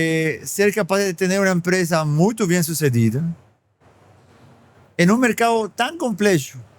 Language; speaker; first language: Portuguese; non-native, fluent; Spanish